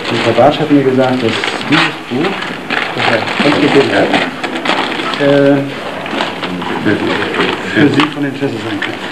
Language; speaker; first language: German; non-native, fluent; French